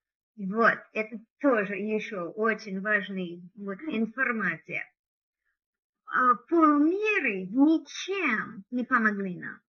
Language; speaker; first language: Russian; non-native, learner; English